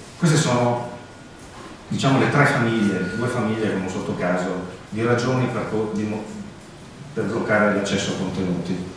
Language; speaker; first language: Italian; early bilingual, heritage; Italian